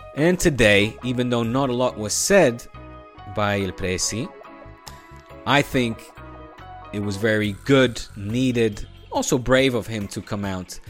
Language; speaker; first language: English; early bilingual, other home language; Spanish